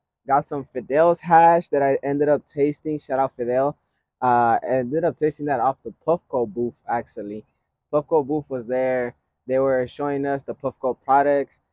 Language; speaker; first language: English; early bilingual, other home language; Spanish